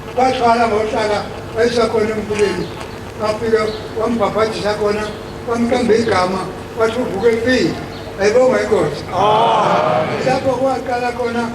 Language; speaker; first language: Zulu; native; Zulu